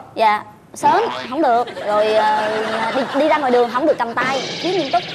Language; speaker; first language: Vietnamese; native; Vietnamese